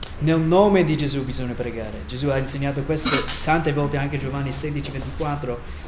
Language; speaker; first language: Italian; non-native, fluent; English